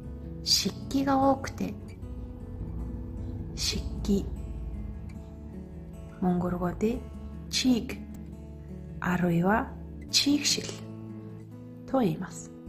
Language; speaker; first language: Japanese; non-native, fluent; Mongolian